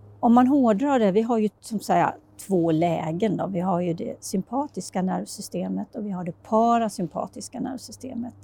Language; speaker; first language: Swedish; native; Swedish